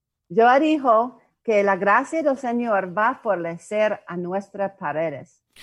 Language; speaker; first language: Spanish; non-native, learner; English